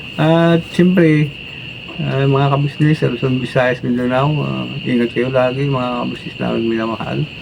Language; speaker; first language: Filipino; non-native, local second language; Cebuano